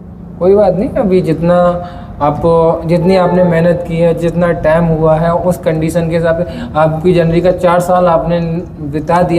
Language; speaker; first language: Hindi; native; Hindi